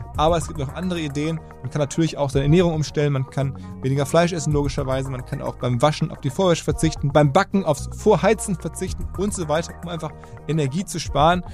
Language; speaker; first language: German; native; German